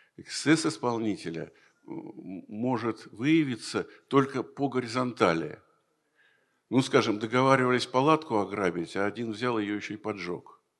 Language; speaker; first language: Russian; native; Russian